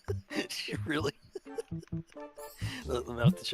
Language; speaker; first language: English; native; English